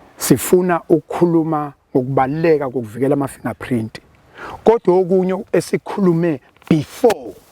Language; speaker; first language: Zulu; native; Zulu